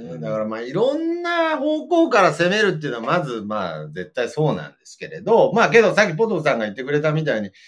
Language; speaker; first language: Japanese; native; Japanese